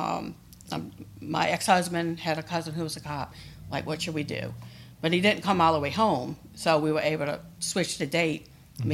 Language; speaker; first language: English; native; English